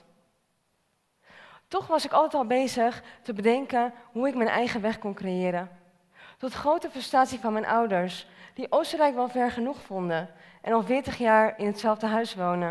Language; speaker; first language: Dutch; native; Dutch